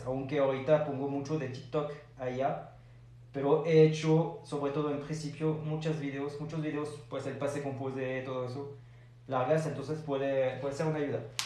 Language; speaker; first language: Spanish; non-native, fluent; French